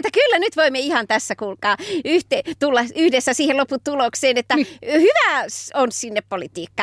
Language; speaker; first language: Finnish; native; Finnish